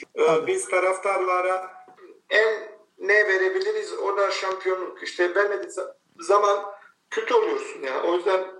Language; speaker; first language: Turkish; non-native, learner; Bosnian